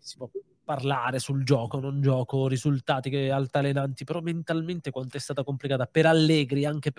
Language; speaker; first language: Italian; native; Italian